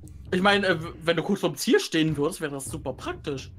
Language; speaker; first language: German; native; German